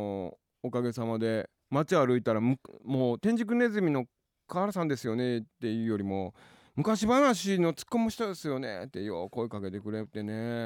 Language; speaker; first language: Japanese; native; Japanese